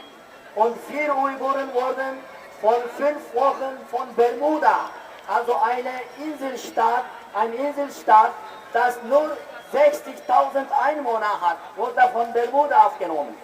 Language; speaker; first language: German; non-native, fluent; Uyghur